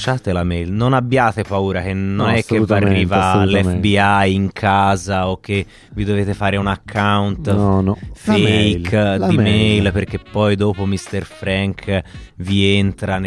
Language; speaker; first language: Italian; native; Italian